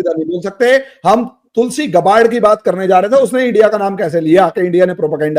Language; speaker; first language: Hindi; native; Hindi